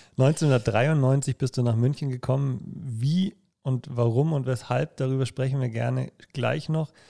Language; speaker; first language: German; native; German